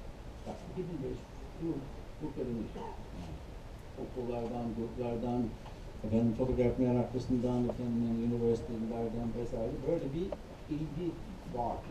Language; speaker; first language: Turkish; non-native, fluent; English